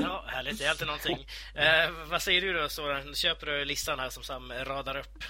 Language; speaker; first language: Swedish; native; Swedish